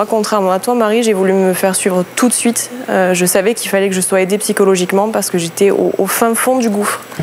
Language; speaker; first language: French; native; French